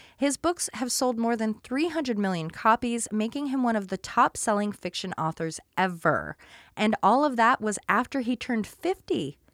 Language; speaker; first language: English; native; English